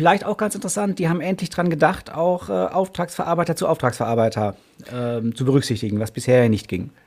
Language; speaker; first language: German; native; German